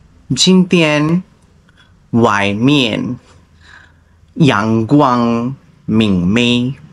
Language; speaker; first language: Chinese; non-native, learner; Bangla